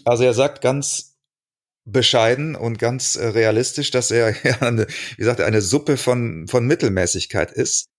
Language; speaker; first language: German; native; German